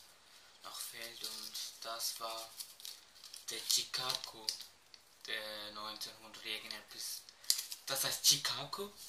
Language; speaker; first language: German; early bilingual, other home language; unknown